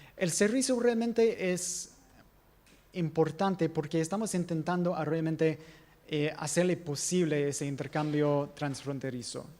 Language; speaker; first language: Spanish; non-native, fluent; English